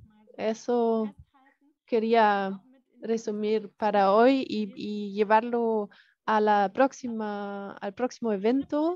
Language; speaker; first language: Spanish; non-native, fluent; German